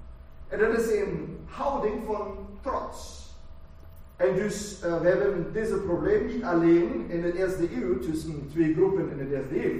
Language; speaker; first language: Dutch; non-native, fluent; German